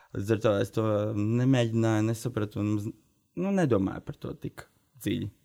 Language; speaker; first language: Latvian; native; Latvian